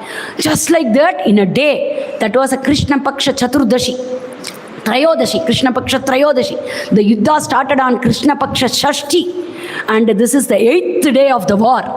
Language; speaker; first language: English; non-native, local second language; Tamil